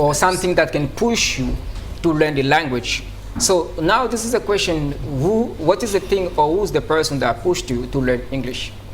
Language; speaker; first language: English; non-native, fluent; French